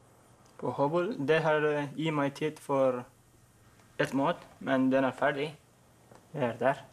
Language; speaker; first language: Norwegian; non-native, learner; Persian